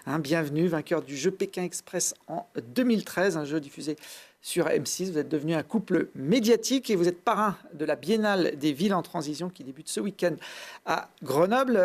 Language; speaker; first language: French; native; French